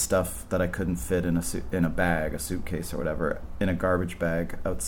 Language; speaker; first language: English; native; English